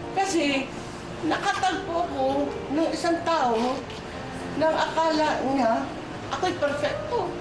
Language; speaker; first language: Filipino; non-native, local second language; Waray